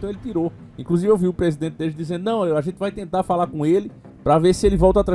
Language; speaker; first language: Portuguese; native; Portuguese